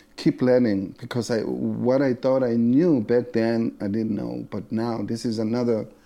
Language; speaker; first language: English; non-native, local second language; Zulu